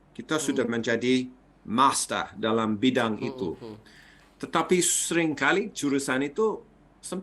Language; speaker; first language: Indonesian; non-native, fluent; English